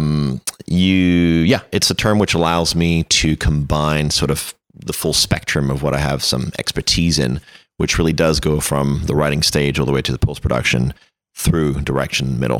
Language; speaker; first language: English; non-native, fluent; French